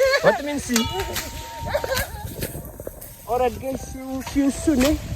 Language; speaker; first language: English; non-native, local second language; Fijian